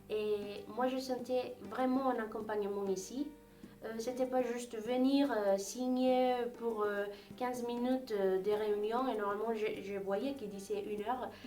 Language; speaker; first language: French; non-native, fluent; Spanish